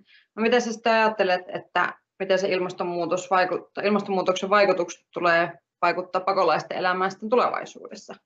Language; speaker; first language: Finnish; native; Finnish